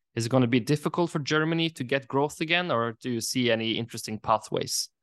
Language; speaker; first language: English; non-native, fluent; Norwegian